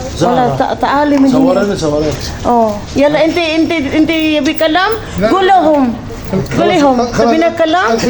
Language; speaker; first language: Arabic; non-native, learner; Filipino